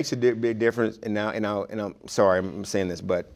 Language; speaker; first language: English; native; English